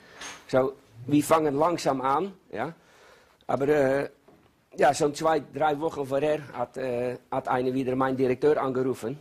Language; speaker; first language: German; non-native, learner; Dutch